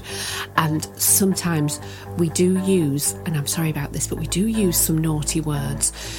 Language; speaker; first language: English; native; English